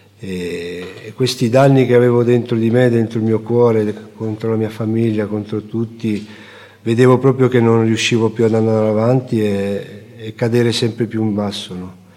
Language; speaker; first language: Italian; native; Italian